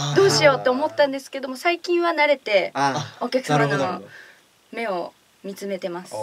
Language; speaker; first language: Japanese; native; Japanese